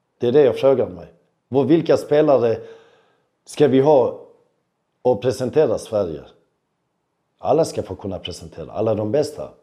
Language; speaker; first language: Swedish; early bilingual, other home language; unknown